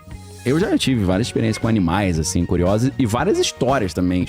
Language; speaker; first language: Portuguese; native; Portuguese